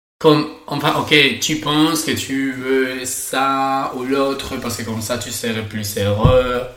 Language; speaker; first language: French; non-native, learner; Spanish